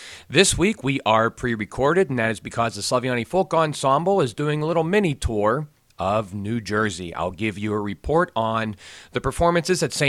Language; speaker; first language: English; native; English